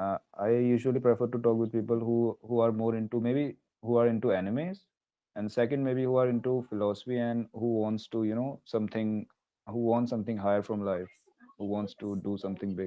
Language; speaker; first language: English; non-native, local second language; Hindi